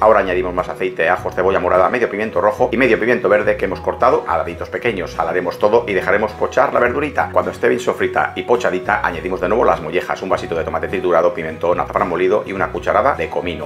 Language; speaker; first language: Spanish; native; Spanish